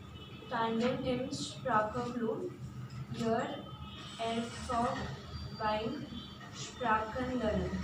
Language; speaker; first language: German; non-native, learner; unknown